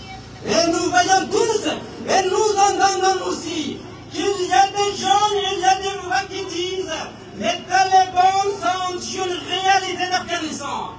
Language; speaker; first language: French; non-native, fluent; Persian